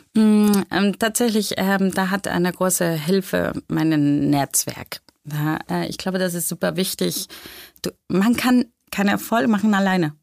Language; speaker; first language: German; non-native, fluent; Spanish